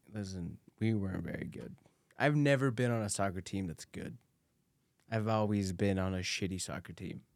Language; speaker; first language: English; early bilingual, other home language; Spanish